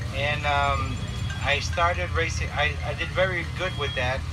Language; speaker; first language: English; early bilingual, other home language; French